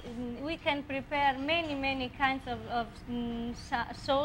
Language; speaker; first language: English; non-native, learner; Italian